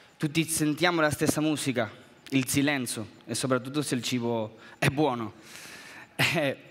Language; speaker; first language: Italian; non-native, fluent; Spanish